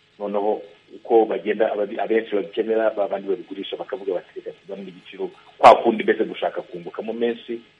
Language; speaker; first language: Kinyarwanda; native; Kinyarwanda